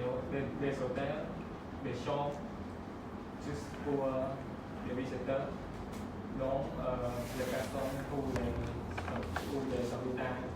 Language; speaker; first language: French; non-native, learner; Khmer